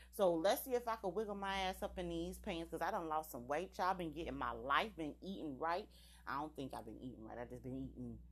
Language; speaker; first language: English; native; English